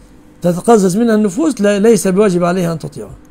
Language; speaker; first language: Arabic; native; Arabic